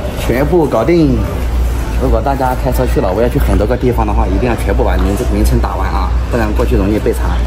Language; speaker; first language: Chinese; native; Chinese